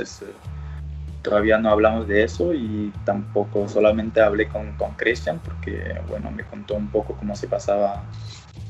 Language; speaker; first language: Spanish; early bilingual, other home language; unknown